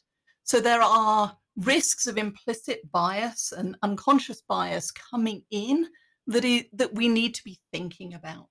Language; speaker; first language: English; native; English